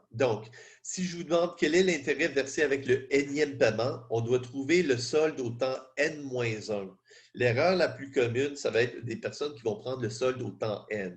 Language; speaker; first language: French; native; French